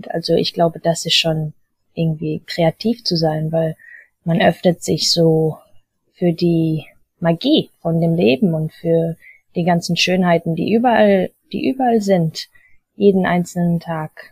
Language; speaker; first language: German; early bilingual, heritage; German